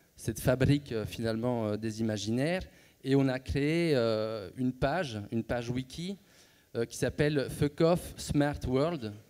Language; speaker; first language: French; native; French